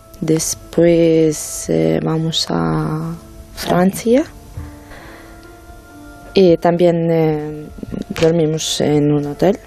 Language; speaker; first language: Spanish; non-native, learner; Ukrainian